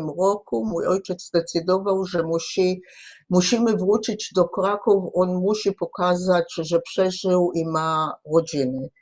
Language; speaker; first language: Polish; early bilingual, heritage; Polish